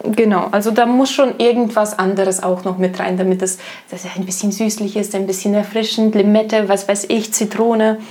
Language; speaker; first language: German; non-native, fluent; Russian